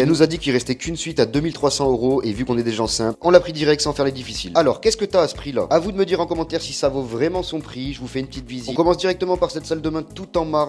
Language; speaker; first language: French; native; French